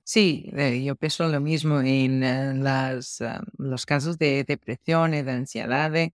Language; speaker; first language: Spanish; non-native, fluent; Portuguese